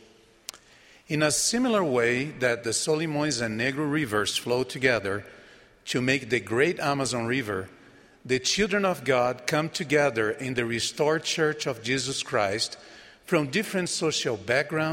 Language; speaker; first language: English; non-native, fluent; Portuguese